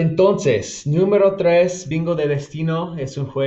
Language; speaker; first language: Spanish; non-native, fluent; English